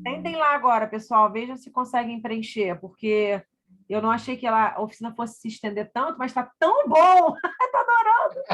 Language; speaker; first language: Portuguese; native; Portuguese